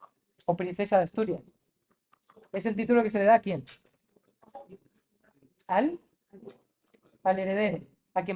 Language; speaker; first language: Spanish; native; Spanish